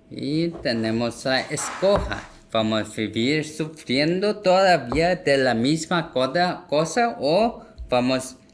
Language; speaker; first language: Spanish; non-native, learner; Korean